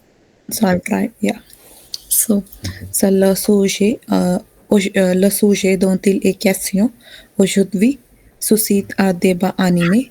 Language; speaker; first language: French; non-native, learner; Hindi